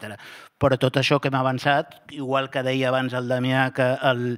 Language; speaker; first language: Catalan; native; Catalan